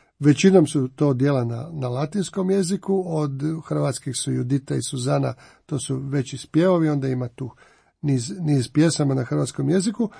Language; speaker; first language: Croatian; native; Croatian